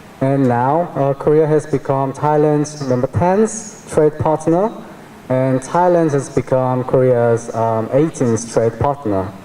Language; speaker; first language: English; non-native, fluent; Korean